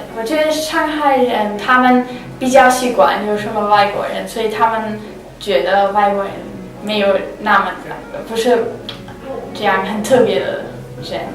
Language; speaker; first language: Chinese; non-native, fluent; German